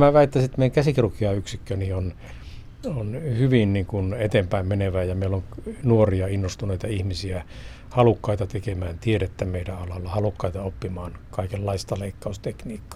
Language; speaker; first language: Finnish; native; Finnish